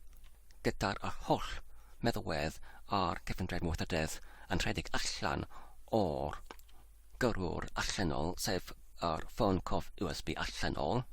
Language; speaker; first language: Welsh; non-native, learner; English